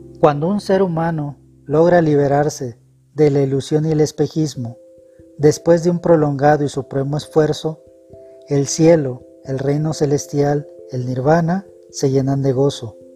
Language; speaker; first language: Spanish; native; Spanish